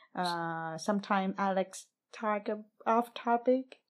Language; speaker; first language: English; non-native, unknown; Vietnamese